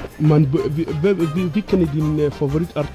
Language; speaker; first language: Swedish; non-native, fluent; Arabic